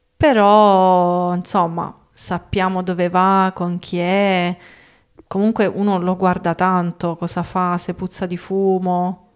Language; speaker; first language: Italian; native; Italian